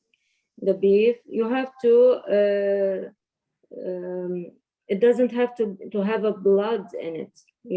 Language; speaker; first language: English; non-native, learner; Arabic